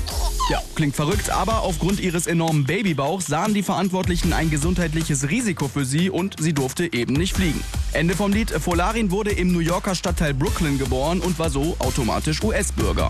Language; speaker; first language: German; native; German